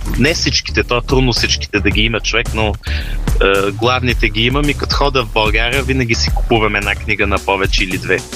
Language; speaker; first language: Bulgarian; early bilingual, heritage; Bulgarian